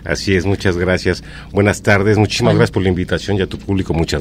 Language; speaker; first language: Spanish; native; Spanish